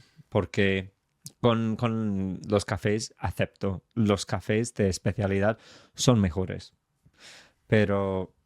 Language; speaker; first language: Spanish; non-native, fluent; English